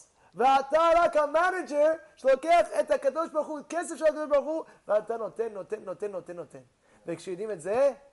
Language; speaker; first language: Hebrew; non-native, fluent; English